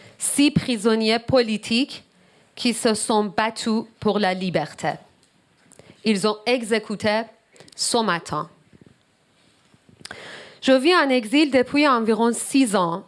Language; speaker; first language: French; non-native, learner; Persian